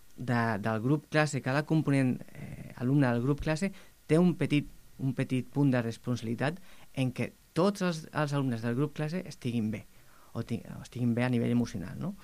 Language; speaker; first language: Catalan; native; Catalan